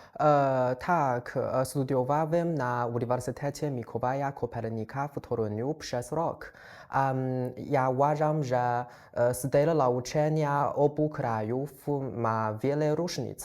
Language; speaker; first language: Polish; non-native, fluent; Chinese